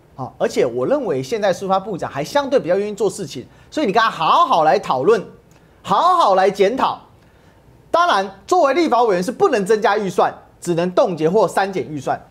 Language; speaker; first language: Chinese; native; Chinese